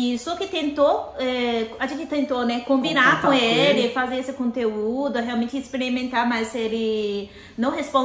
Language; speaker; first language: Portuguese; non-native, fluent; Chinese